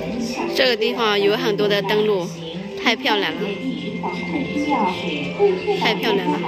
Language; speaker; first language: Chinese; non-native, fluent; Lao